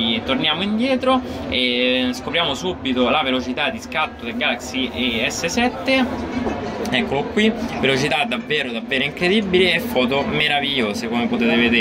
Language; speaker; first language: Italian; native; Italian